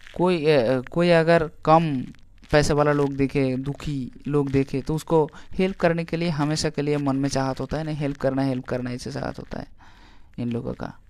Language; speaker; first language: Hindi; non-native, local second language; Bangla